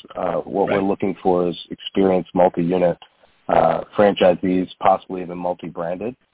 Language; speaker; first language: English; native; English